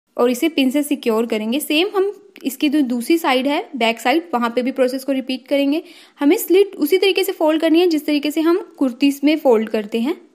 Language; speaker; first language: Hindi; native; Hindi